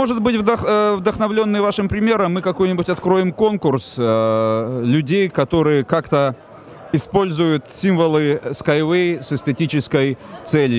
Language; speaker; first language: Russian; native; Russian